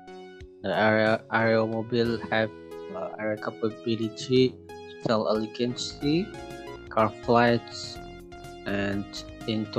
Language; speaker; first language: English; non-native, learner; Indonesian